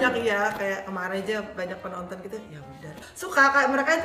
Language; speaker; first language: Indonesian; native; Indonesian